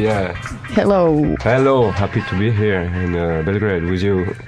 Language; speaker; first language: English; non-native, learner; French